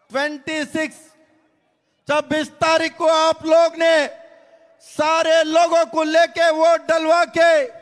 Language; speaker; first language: Hindi; non-native, local second language; Kannada